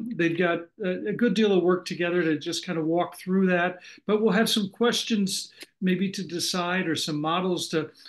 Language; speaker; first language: English; native; English